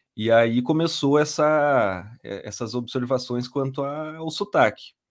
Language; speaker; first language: Portuguese; native; Portuguese